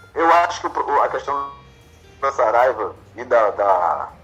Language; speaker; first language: Portuguese; native; Portuguese